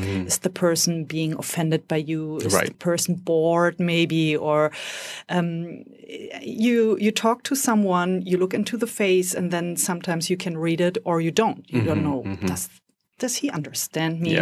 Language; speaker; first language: English; non-native, fluent; German